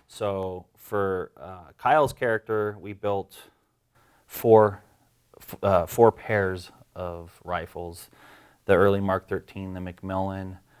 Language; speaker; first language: English; native; English